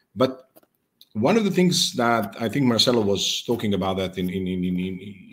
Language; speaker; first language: English; non-native, fluent; Serbian